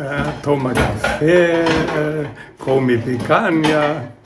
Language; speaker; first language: Portuguese; non-native, learner; Icelandic